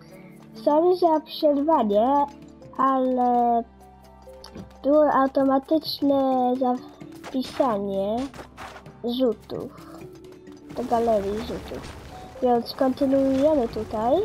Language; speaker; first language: Polish; early bilingual, heritage; Polish